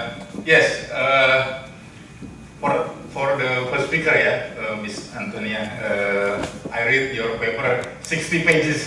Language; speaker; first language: English; non-native, learner; Indonesian